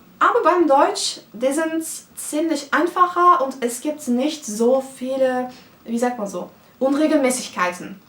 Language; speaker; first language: German; non-native, fluent; Turkish